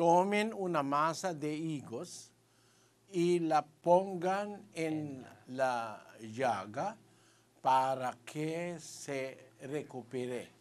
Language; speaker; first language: Spanish; non-native, learner; Filipino